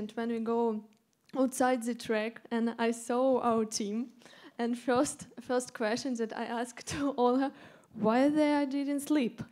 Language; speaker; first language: English; non-native, learner; Ukrainian